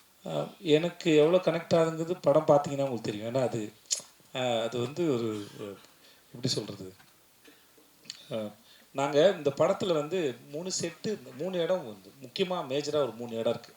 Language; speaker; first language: Tamil; native; Tamil